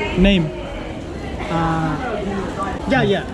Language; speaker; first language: English; non-native, learner; Turkish